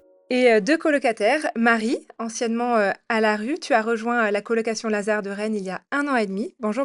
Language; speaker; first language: French; native; French